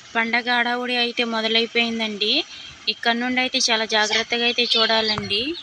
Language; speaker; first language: Telugu; non-native, local second language; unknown